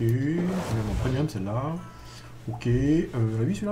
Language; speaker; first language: French; native; French